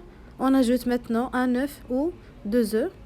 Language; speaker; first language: French; non-native, local second language; Arabic